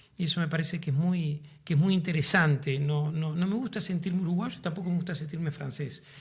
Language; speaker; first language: Spanish; native; Spanish